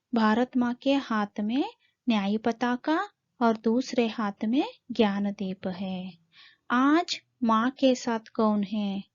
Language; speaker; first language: Hindi; non-native, local second language; Kannada